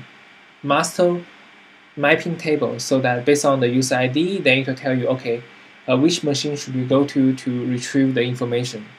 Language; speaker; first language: English; non-native, fluent; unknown